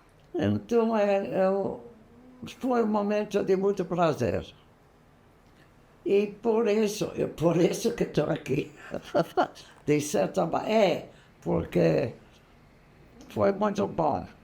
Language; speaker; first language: Portuguese; non-native, fluent; English